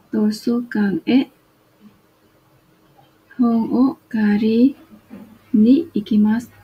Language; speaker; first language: Japanese; non-native, fluent; Vietnamese